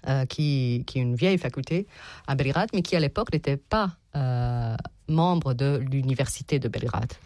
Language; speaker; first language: French; non-native, fluent; Serbian